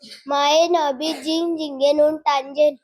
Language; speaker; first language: German; non-native, learner; Marathi